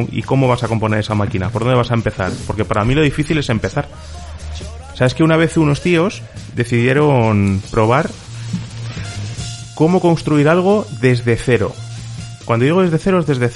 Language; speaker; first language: Spanish; native; Spanish